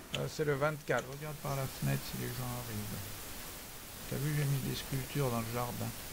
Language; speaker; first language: French; native; French